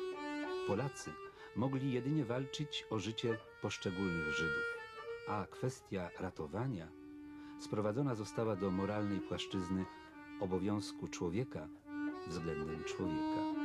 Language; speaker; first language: Polish; native; Polish